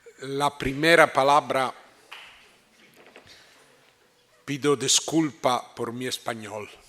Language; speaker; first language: Spanish; non-native, fluent; Italian